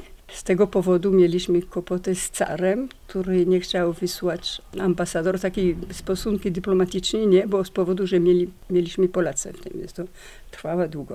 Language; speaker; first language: Polish; non-native, learner; French